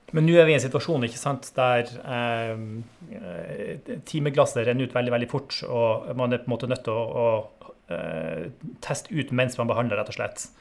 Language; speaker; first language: Norwegian; native; Norwegian